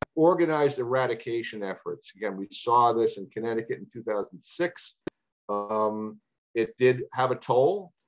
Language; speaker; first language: English; native; English